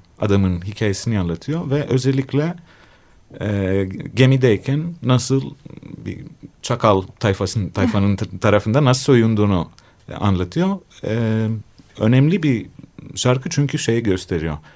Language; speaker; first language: Turkish; non-native, fluent; Greek